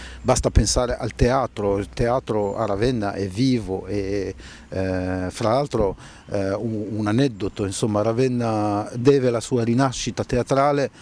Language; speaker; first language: Italian; non-native, fluent; Arabic